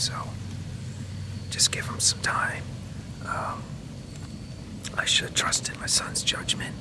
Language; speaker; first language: English; native; English